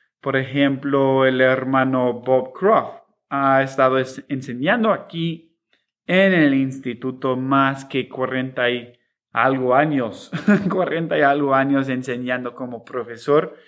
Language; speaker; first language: Spanish; non-native, fluent; English